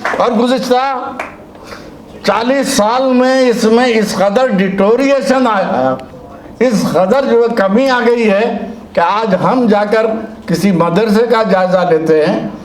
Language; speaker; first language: Urdu; native; Urdu